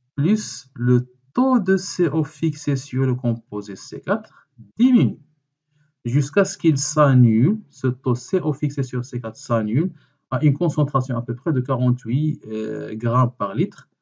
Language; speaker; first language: French; non-native, local second language; Arabic